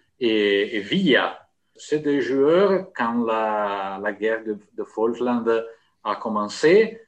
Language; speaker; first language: French; non-native, fluent; Italian